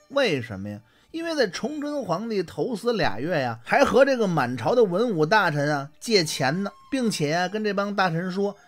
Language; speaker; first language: Chinese; native; Chinese